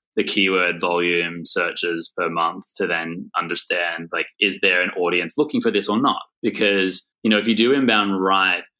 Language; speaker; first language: English; native; English